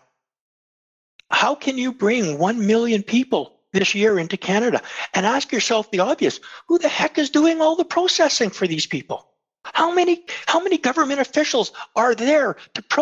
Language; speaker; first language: English; native; English